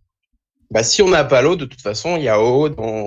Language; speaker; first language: French; native; French